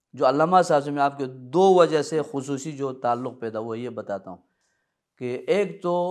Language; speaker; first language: Urdu; early bilingual, other home language; Balti